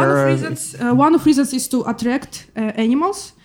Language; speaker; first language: English; non-native, fluent; Russian